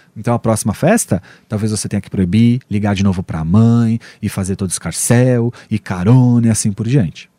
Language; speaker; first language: Portuguese; native; Portuguese